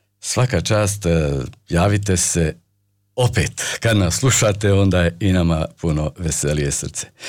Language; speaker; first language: Croatian; native; Croatian